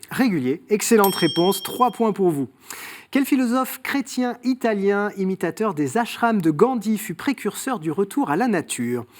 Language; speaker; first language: French; native; French